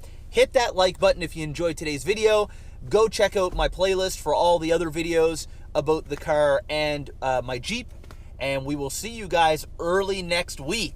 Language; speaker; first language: English; native; English